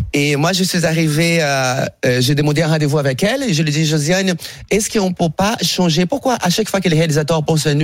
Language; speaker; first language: French; non-native, fluent; Portuguese